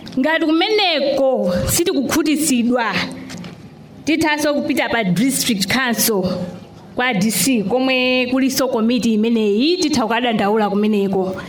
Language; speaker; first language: Nyanja; native; Nyanja